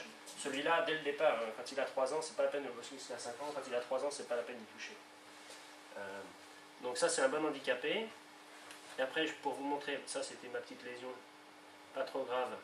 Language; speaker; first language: French; native; French